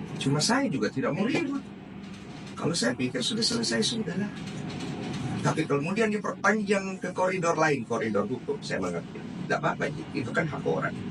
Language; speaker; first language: Indonesian; native; Indonesian